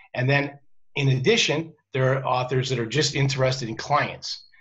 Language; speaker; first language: English; native; English